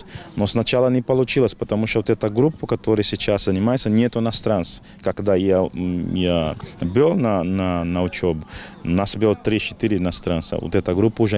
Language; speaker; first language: Russian; non-native, learner; Portuguese